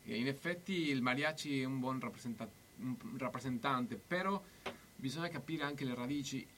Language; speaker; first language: Italian; non-native, fluent; Spanish